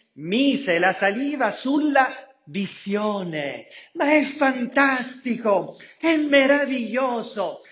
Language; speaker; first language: Italian; native; Italian